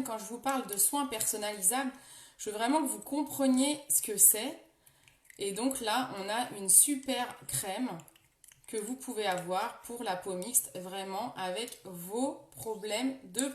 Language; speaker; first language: French; native; French